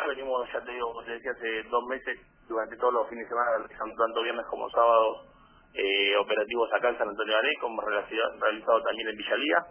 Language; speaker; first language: Spanish; native; Spanish